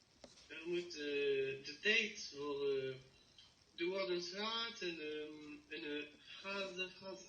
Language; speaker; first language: Dutch; non-native, learner; French